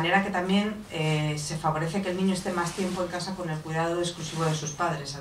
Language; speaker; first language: Spanish; native; Spanish